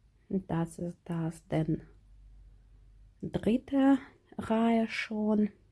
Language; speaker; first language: German; non-native, fluent; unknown